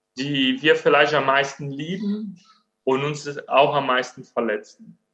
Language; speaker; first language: German; non-native, fluent; Portuguese